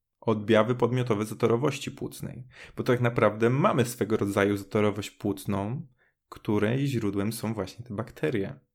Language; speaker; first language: Polish; native; Polish